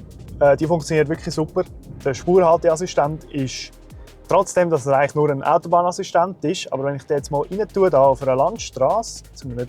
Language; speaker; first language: German; native; German